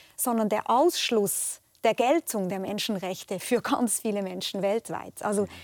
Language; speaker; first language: German; native; German